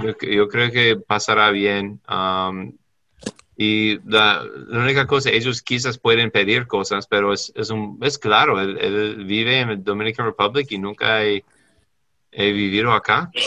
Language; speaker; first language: Spanish; non-native, learner; English